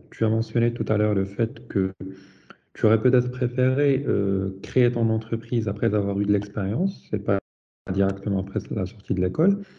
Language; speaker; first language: French; non-native, local second language; Arabic